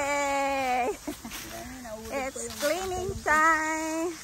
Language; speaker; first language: English; non-native, local second language; Filipino